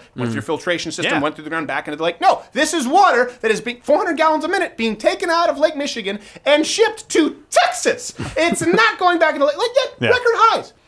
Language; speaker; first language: English; native; English